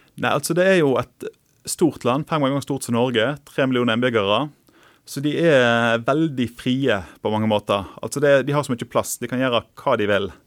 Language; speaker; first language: Norwegian; native; Norwegian